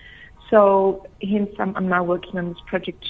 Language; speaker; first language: English; native; English